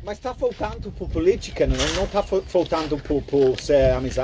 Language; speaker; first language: Portuguese; non-native, fluent; English